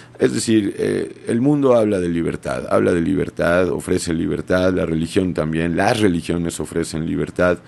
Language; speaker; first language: Spanish; native; Spanish